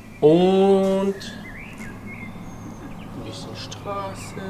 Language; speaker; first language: German; non-native, fluent; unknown